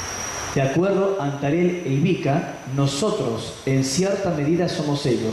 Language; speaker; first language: Spanish; native; Spanish